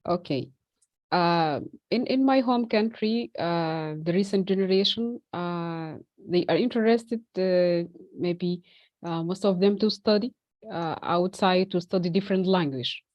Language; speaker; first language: English; non-native, fluent; Arabic